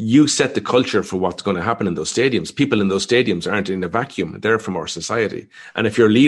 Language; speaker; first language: English; native; English